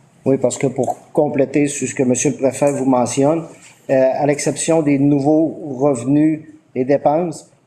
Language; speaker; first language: French; native; French